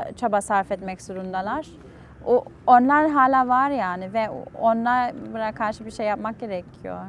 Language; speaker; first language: Turkish; non-native, fluent; German